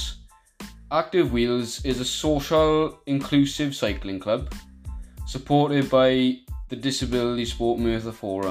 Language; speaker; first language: English; native; English